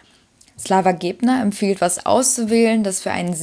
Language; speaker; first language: German; native; German